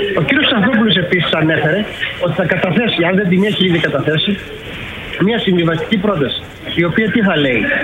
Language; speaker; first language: Greek; native; Greek